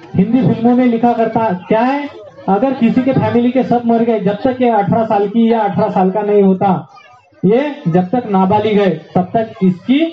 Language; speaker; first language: Hindi; non-native, local second language; Marathi